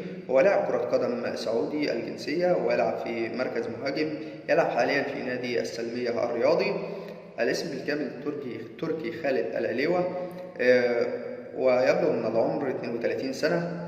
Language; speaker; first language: Arabic; native; Arabic